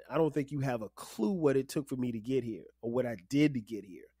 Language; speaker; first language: English; native; English